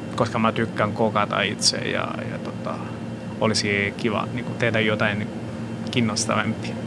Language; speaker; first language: Finnish; non-native, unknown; Italian